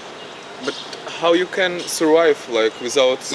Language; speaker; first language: English; non-native, learner; German